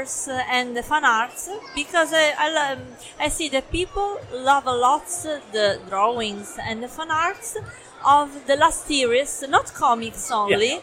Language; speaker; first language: English; non-native, learner; Italian